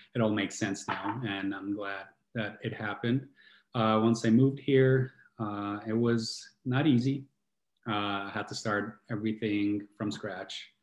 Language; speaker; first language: English; non-native, fluent; Italian